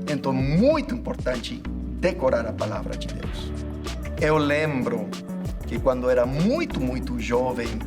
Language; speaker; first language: Portuguese; non-native, fluent; English